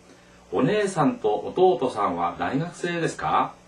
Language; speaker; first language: Japanese; non-native, local second language; Korean